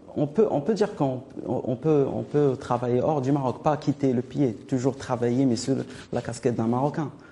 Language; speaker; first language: French; non-native, local second language; Arabic